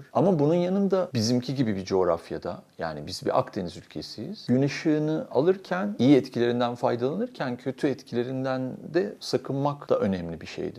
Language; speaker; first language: Turkish; native; Turkish